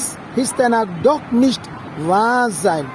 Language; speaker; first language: German; non-native, fluent; Sinhala